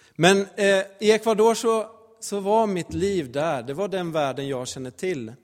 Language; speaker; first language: Swedish; native; Swedish